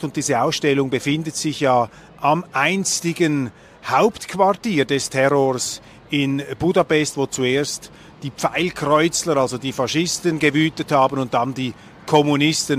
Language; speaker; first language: German; native; German